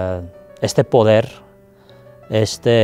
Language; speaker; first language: Spanish; non-native, fluent; Armenian